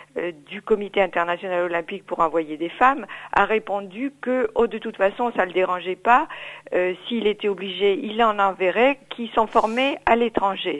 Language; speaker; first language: French; native; French